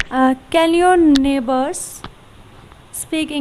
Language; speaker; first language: English; non-native, learner; Hindi